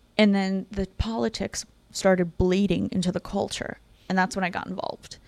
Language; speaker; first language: English; non-native, fluent; Russian